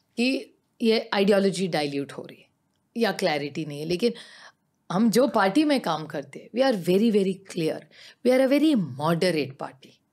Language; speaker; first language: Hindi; non-native, local second language; Marathi